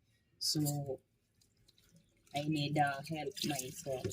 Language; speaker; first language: English; non-native, learner; Filipino